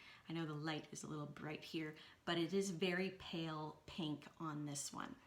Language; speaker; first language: English; native; English